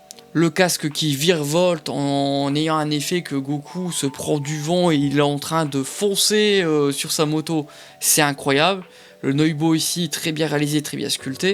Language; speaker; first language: French; native; French